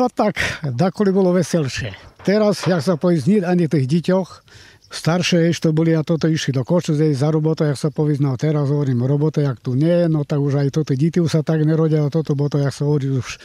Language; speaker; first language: Slovak; non-native, local second language; Rusyn